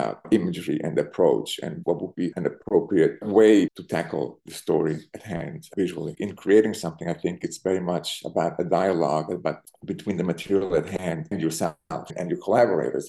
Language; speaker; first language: English; non-native, fluent; Italian